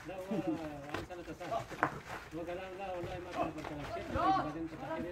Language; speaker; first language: Arabic; non-native, learner; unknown